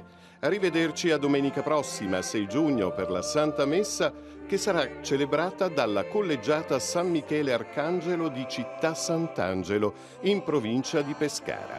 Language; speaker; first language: Italian; native; Italian